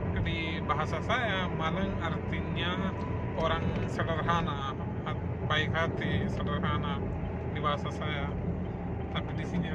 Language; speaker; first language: Indonesian; non-native, learner; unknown